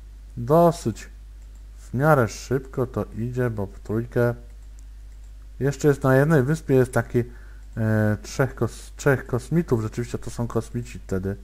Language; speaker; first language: Polish; native; Polish